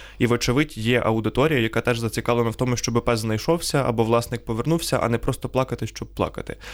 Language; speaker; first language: Ukrainian; native; Ukrainian